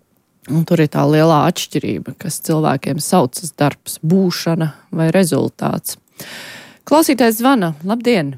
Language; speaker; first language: Latvian; native; Latvian